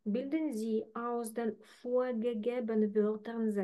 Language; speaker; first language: German; non-native, fluent; Russian